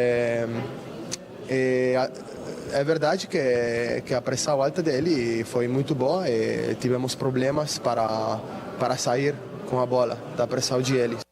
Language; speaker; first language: Portuguese; non-native, learner; Italian